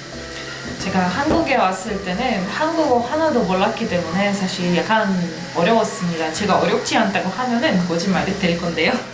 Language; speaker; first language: Korean; non-native, fluent; Russian